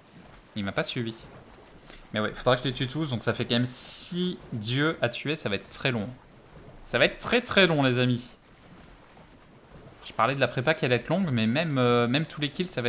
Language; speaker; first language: French; native; French